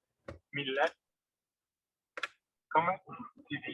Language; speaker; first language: Italian; non-native, learner; Spanish